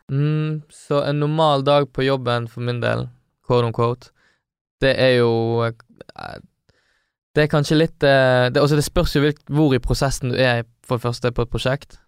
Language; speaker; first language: Norwegian; native; Norwegian